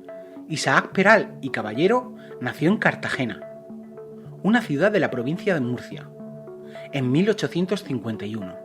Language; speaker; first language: Spanish; native; Spanish